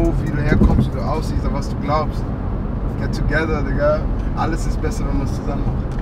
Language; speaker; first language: German; native; German